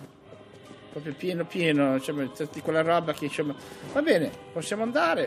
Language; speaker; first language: Italian; native; Italian